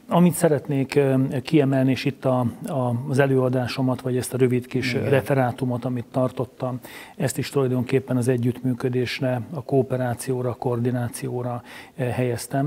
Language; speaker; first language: Hungarian; native; Hungarian